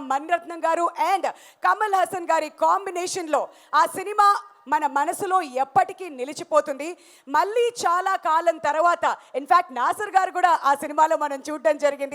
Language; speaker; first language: Telugu; native; Telugu